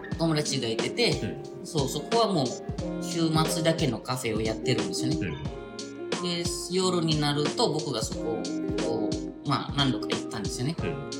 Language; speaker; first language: Japanese; non-native, fluent; Indonesian